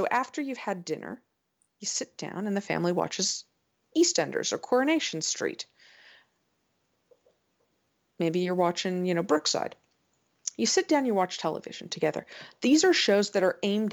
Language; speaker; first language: English; native; English